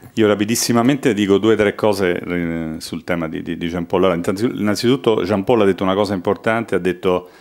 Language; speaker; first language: Italian; native; Italian